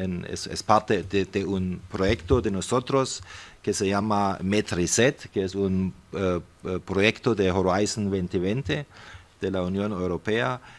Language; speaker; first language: Spanish; non-native, fluent; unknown